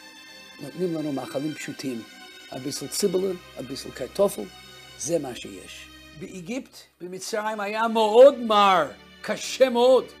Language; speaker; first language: Hebrew; non-native, fluent; Russian